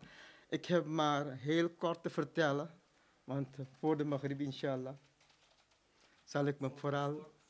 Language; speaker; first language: Dutch; non-native, fluent; Urdu